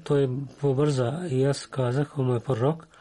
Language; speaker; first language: Bulgarian; non-native, learner; Urdu